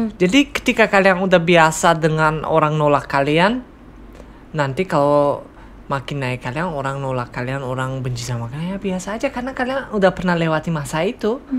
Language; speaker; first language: Indonesian; non-native, fluent; Tajik